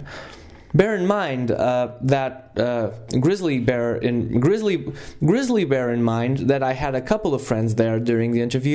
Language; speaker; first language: English; non-native, fluent; Portuguese